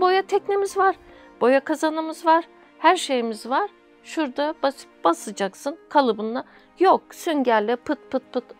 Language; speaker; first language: Turkish; native; Turkish